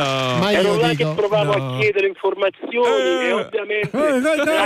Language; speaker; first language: Italian; native; Italian